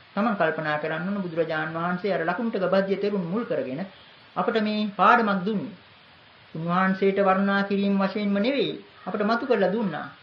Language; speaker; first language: Sinhala; native; Sinhala